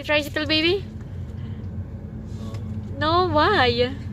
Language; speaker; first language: English; non-native, local second language; Filipino